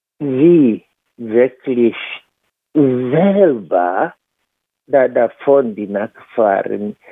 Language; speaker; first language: German; non-native, fluent; Swahili